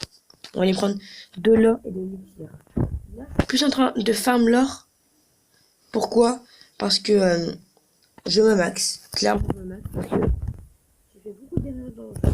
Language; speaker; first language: French; native; French